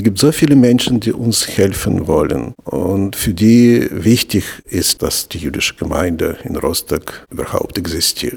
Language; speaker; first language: German; non-native, fluent; Russian